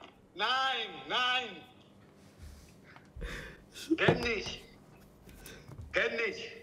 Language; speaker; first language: German; non-native, learner; Spanish